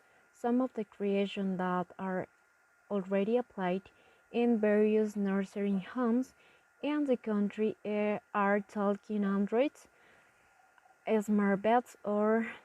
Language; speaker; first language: English; non-native, learner; Spanish